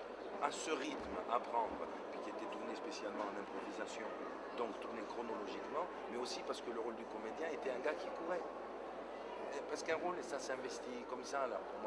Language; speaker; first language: French; native; French